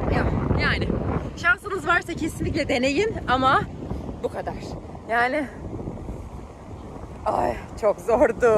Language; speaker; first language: Turkish; native; Turkish